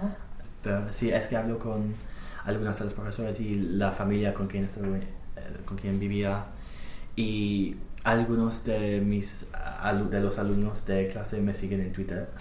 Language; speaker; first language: Spanish; non-native, fluent; English